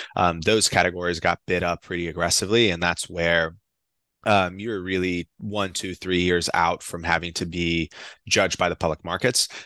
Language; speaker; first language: English; non-native, fluent; Portuguese